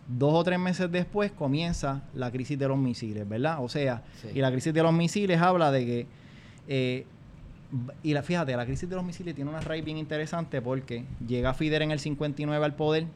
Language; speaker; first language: Spanish; native; Spanish